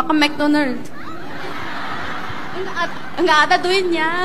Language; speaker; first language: Indonesian; non-native, fluent; Korean